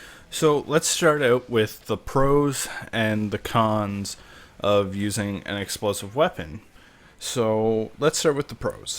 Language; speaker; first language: English; native; English